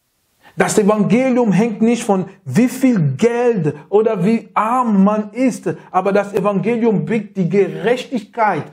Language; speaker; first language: German; non-native, fluent; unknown